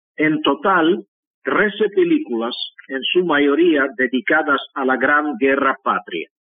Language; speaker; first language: Spanish; non-native, fluent; Russian